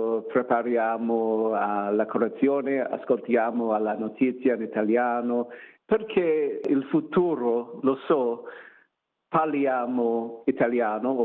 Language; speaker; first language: Italian; non-native, learner; English